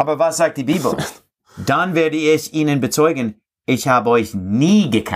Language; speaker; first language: German; non-native, fluent; English